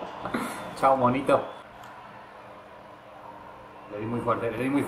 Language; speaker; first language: Spanish; native; Spanish